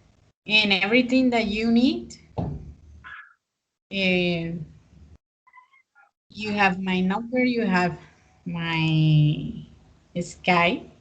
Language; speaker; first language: English; non-native, fluent; Spanish